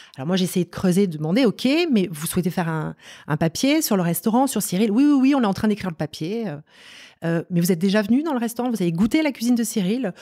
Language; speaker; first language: French; native; French